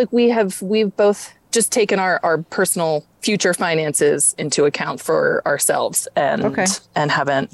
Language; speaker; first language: English; native; English